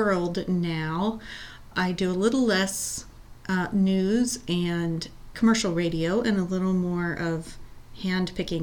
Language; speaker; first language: English; native; English